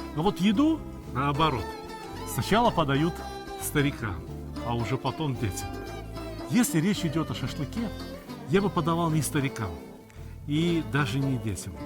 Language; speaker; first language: Russian; native; Russian